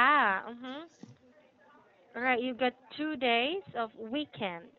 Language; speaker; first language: English; non-native, fluent; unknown